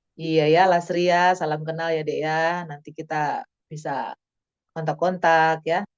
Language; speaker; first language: Indonesian; native; Indonesian